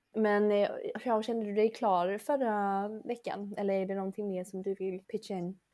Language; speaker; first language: Swedish; early bilingual, other home language; Chinese